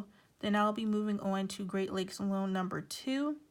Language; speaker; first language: English; native; English